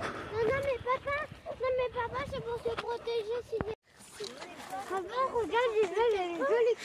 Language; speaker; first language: French; native; French